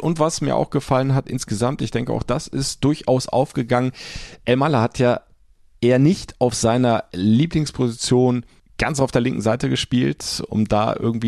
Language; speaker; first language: German; native; German